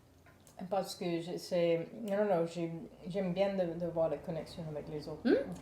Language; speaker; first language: French; non-native, learner; English